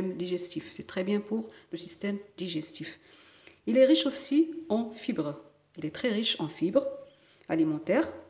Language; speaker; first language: French; non-native, local second language; Arabic